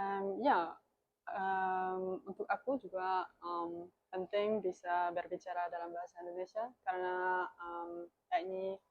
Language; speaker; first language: Indonesian; non-native, learner; German